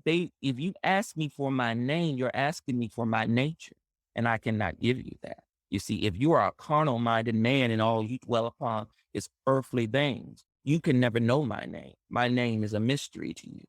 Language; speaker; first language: English; native; English